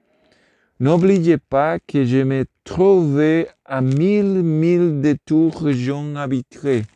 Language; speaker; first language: French; non-native, learner; Spanish